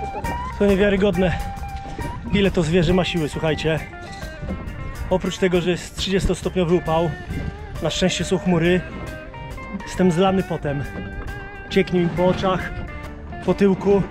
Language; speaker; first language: Polish; native; Polish